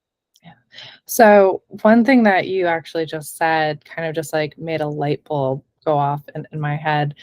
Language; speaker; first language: English; native; English